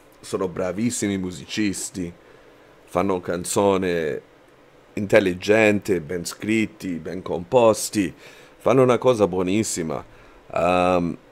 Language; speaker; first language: Italian; non-native, learner; English